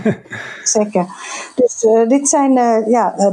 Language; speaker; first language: Dutch; non-native, fluent; Finnish